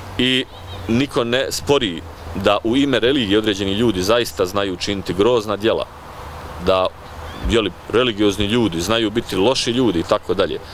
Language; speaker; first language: Bosnian; native; Bosnian